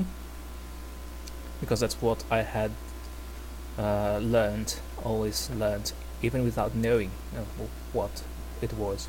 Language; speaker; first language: English; non-native, fluent; Portuguese